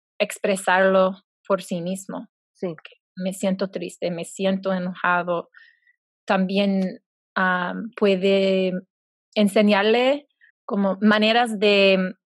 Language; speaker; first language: Spanish; non-native, fluent; English